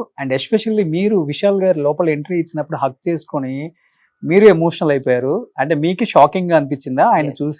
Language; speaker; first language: Telugu; native; Telugu